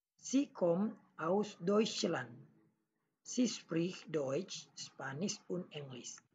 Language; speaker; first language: German; non-native, learner; Indonesian